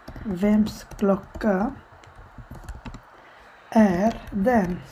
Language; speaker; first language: Swedish; non-native, fluent; Bangla